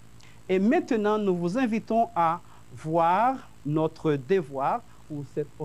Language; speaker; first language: French; non-native, fluent; Spanish